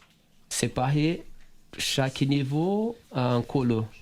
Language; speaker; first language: French; non-native, fluent; Portuguese